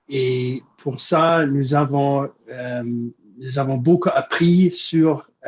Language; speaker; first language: French; non-native, fluent; English